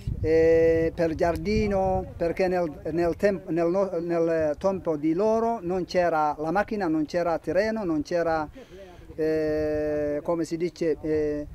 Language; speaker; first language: Italian; non-native, learner; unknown